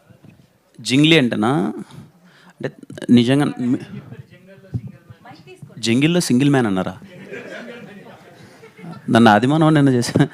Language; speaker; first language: Telugu; native; Telugu